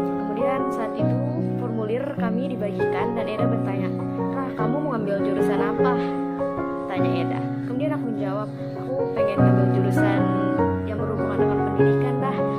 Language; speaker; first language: Indonesian; native; Indonesian